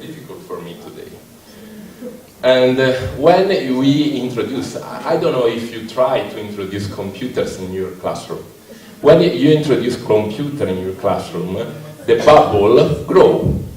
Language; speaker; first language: English; non-native, learner; Italian